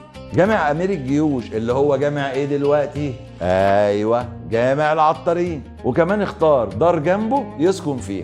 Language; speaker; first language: Arabic; native; Arabic